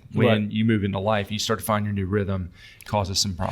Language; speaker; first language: English; native; English